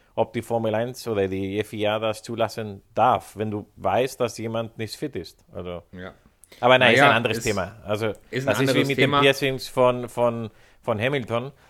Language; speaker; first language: German; non-native, fluent; Spanish